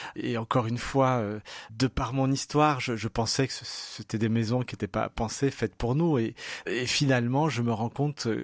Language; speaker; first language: French; native; French